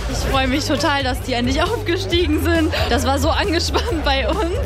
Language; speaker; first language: German; native; German